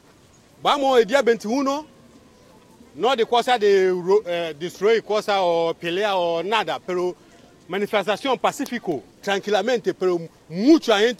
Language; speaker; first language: Spanish; non-native, learner; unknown